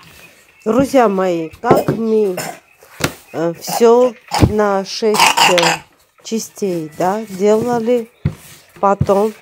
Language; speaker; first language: Russian; non-native, fluent; Armenian